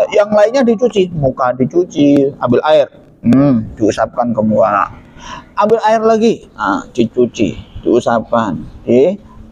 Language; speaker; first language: Indonesian; native; Indonesian